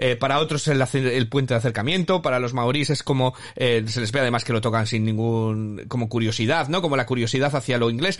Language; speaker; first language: Spanish; native; Spanish